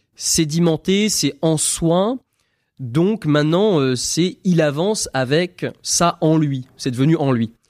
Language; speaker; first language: French; native; French